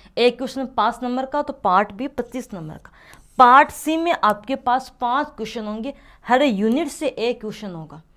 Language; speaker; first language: Hindi; native; Hindi